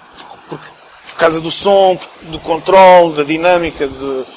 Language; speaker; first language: Portuguese; early bilingual, other home language; English